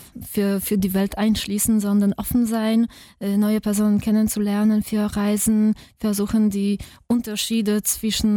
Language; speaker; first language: German; non-native, fluent; Polish